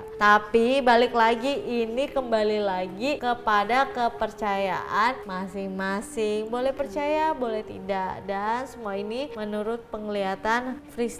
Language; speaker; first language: Indonesian; native; Indonesian